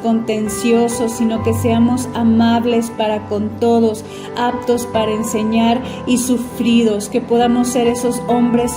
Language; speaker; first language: Spanish; native; Spanish